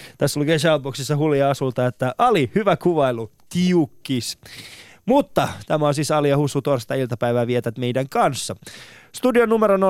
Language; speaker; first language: Finnish; early bilingual, other home language; Persian